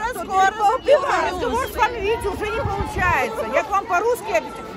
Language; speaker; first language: Russian; native; Russian